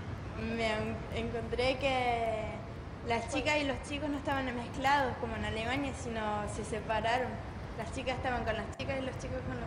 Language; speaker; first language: Spanish; non-native, learner; German